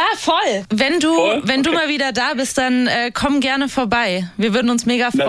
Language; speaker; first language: German; native; German